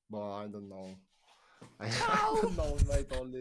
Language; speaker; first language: English; non-native, learner; Italian